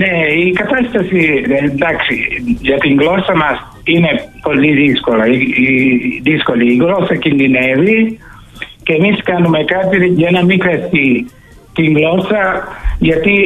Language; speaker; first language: Greek; early bilingual, heritage; Greek